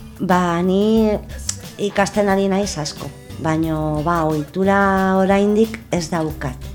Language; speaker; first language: Basque; non-native, local second language; Spanish